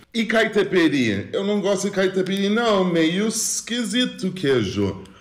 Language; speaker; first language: Portuguese; non-native, learner; English